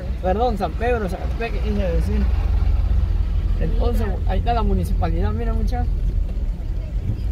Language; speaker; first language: Spanish; native; Spanish